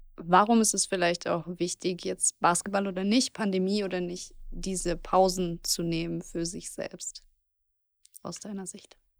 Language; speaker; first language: German; native; German